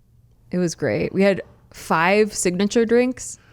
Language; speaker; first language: English; native; English